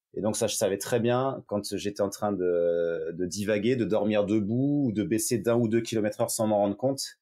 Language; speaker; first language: French; native; French